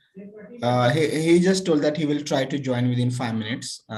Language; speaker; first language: English; non-native, local second language; Marathi